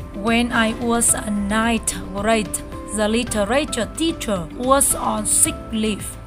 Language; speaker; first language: English; non-native, learner; Vietnamese